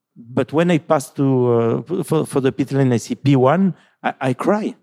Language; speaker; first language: English; non-native, fluent; French